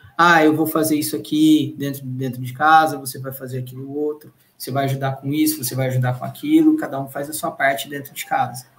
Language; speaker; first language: Portuguese; native; Portuguese